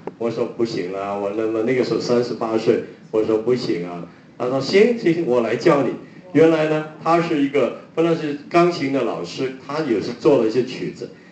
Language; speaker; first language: Chinese; non-native, local second language; Cantonese